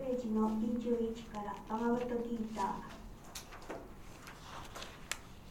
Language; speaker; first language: Japanese; native; Japanese